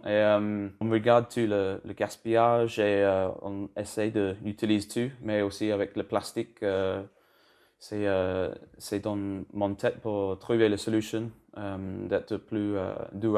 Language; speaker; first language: French; non-native, learner; English